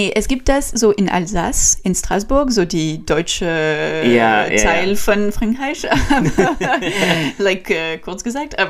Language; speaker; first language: German; non-native, learner; French